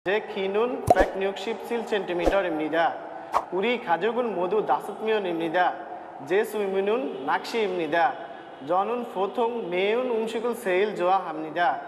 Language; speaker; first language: Korean; non-native, learner; Bangla